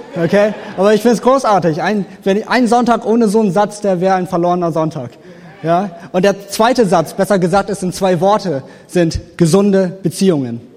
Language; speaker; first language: German; native; German